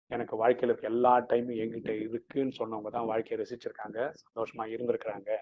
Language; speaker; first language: Tamil; non-native, local second language; Malayalam